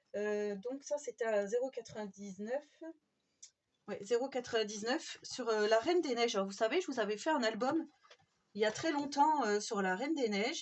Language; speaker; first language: French; native; French